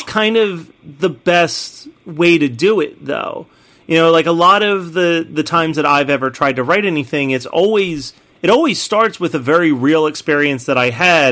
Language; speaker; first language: English; native; English